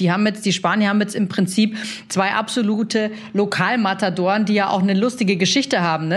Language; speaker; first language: German; native; German